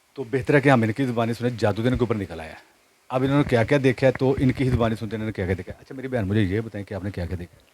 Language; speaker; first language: Hindi; non-native, local second language; Punjabi